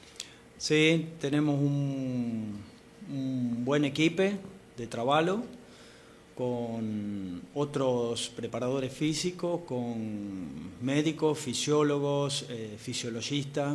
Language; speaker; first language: Portuguese; non-native, learner; Spanish